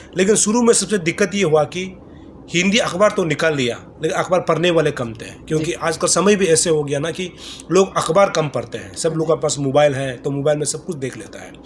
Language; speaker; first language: Hindi; non-native, local second language; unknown